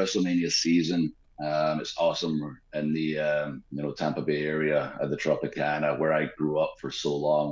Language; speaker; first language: English; native; English